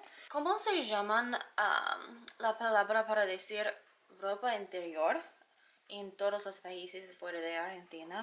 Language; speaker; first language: Spanish; non-native, learner; English